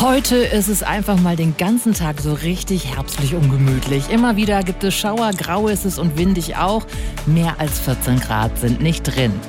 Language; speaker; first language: German; native; German